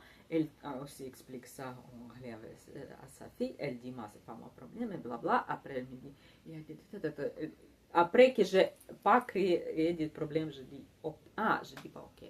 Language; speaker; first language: French; non-native, learner; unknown